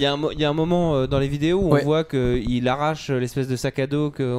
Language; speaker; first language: French; native; French